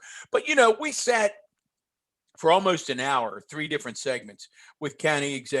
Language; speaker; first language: English; native; English